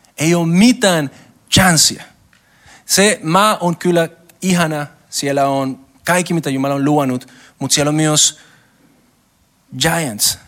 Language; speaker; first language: Finnish; non-native, learner; Spanish